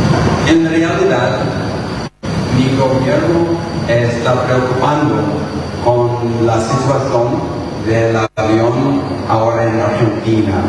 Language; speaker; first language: Spanish; non-native, fluent; English